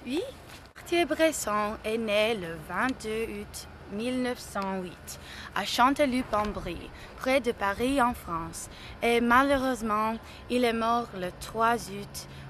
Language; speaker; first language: French; non-native, learner; English